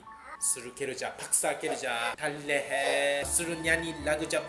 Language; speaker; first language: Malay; non-native, fluent; Japanese